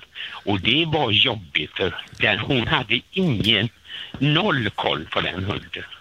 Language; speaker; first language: Swedish; native; Swedish